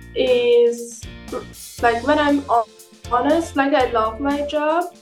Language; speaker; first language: English; non-native, fluent; Persian